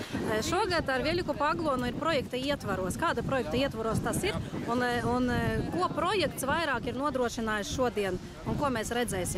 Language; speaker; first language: Latvian; native; Latvian